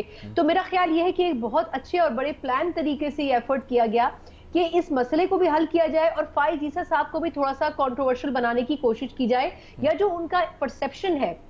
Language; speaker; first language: Urdu; native; Urdu